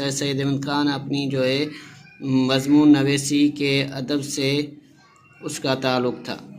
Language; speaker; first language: Urdu; non-native, local second language; Sindhi